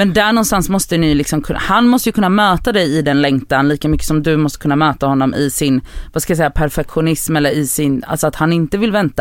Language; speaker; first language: Swedish; native; Swedish